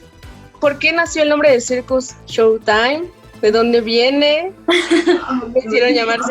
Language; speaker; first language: Spanish; native; Spanish